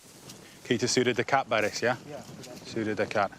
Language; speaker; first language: Indonesian; non-native, learner; English